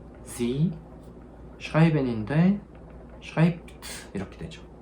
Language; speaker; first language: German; non-native, fluent; Korean